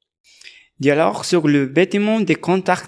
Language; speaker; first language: French; non-native, learner; Spanish